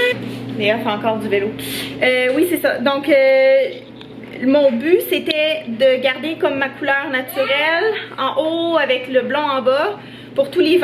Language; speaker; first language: French; native; French